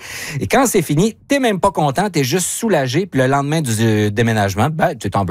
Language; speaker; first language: French; native; French